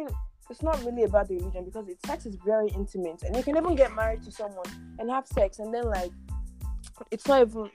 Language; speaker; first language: English; non-native, local second language; Yoruba